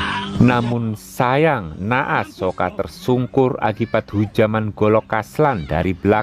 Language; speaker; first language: Indonesian; native; Indonesian